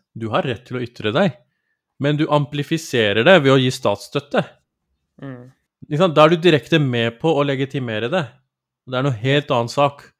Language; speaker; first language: Norwegian; early bilingual, other home language; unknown